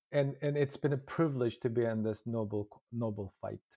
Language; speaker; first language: English; non-native, fluent; Uyghur